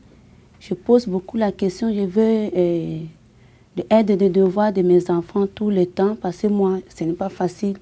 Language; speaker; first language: French; non-native, learner; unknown